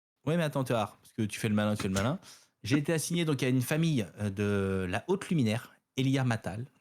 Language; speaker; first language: French; native; French